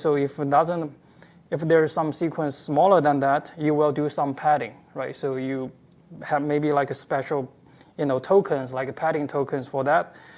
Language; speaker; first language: English; non-native, fluent; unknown